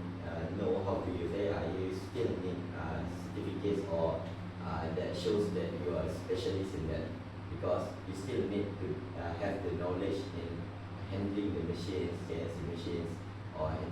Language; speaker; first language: English; non-native, learner; Malay